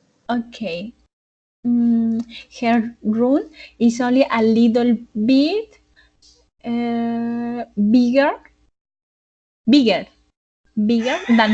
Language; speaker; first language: English; non-native, learner; Spanish